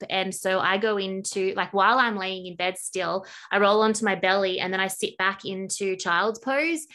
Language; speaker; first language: English; native; English